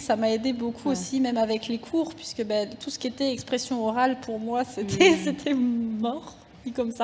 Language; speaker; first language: French; native; French